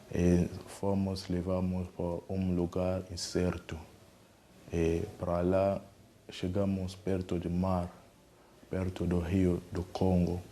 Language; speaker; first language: Portuguese; non-native, learner; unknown